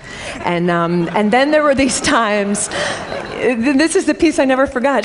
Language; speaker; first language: English; native; English